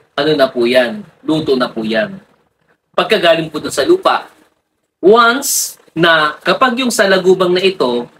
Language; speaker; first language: Filipino; non-native, local second language; Iloko